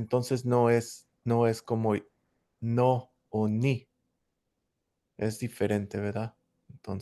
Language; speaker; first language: Spanish; early bilingual, heritage; English